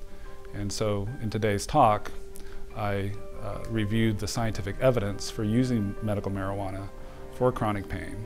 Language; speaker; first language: English; native; English